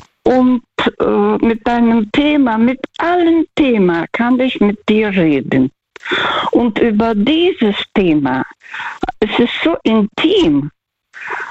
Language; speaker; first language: German; early bilingual, heritage; Russian